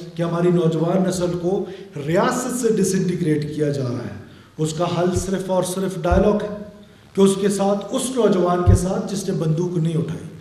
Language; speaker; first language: Urdu; non-native, local second language; Baluchi